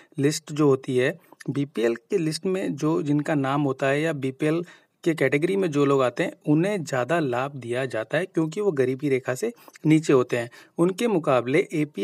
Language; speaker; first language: Hindi; native; Hindi